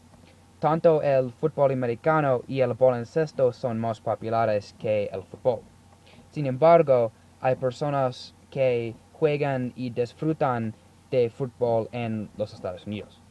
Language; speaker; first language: Spanish; non-native, learner; English